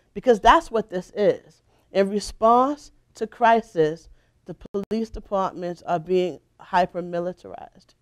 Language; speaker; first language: English; native; English